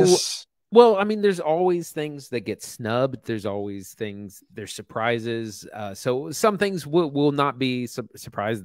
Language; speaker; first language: English; native; English